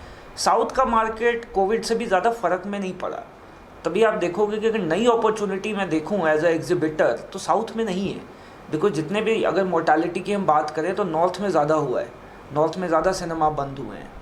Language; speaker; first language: Hindi; native; Hindi